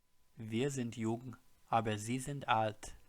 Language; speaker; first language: German; non-native, fluent; English